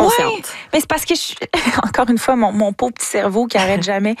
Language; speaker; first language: French; native; French